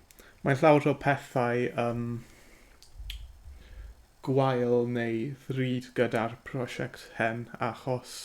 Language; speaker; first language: Welsh; non-native, learner; English